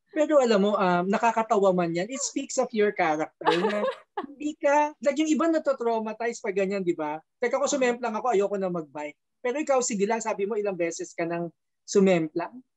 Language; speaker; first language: Filipino; native; Filipino